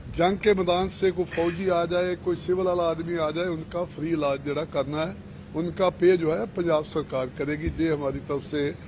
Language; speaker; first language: Hindi; non-native, local second language; Punjabi